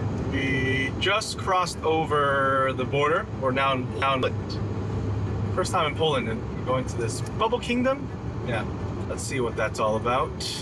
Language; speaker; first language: English; non-native, fluent; Chinese